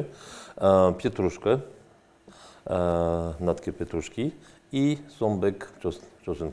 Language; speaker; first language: Polish; non-native, fluent; French